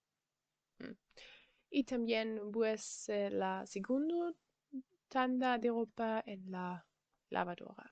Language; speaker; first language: Spanish; non-native, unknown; German